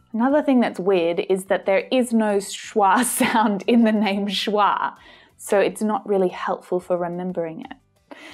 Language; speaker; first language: English; native; English